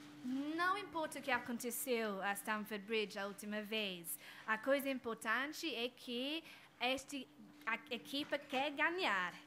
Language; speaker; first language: Portuguese; non-native, fluent; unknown